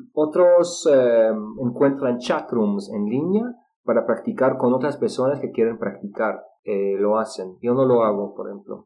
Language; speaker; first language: Spanish; non-native, fluent; Russian